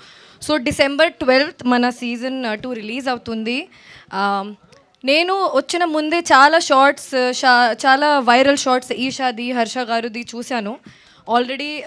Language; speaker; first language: Telugu; non-native, local second language; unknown